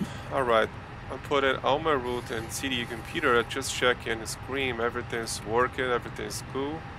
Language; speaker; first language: English; non-native, learner; Portuguese